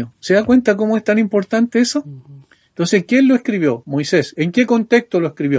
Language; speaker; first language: Spanish; native; Spanish